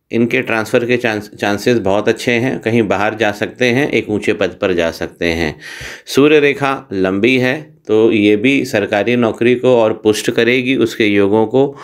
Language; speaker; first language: Hindi; native; Hindi